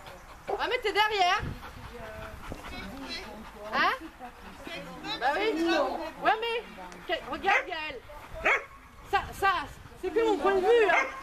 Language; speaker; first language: French; native; French